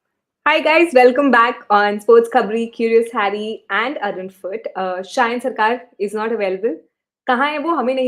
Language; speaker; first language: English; non-native, local second language; Hindi